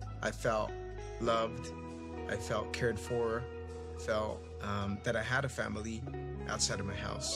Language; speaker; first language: English; native; English